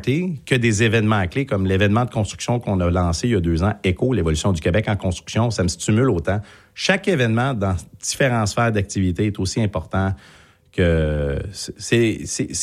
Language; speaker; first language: French; native; French